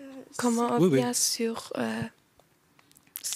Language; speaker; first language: French; non-native, local second language; Luxembourgish